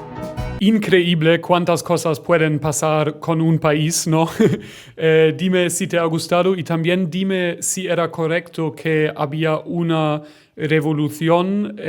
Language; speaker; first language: Spanish; non-native, learner; German